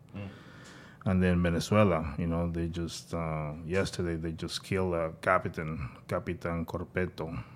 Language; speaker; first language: English; non-native, fluent; Spanish